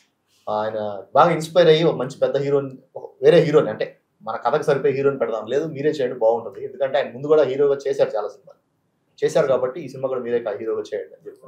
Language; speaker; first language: Telugu; native; Telugu